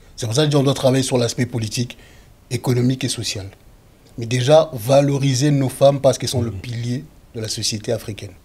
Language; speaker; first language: French; early bilingual, other home language; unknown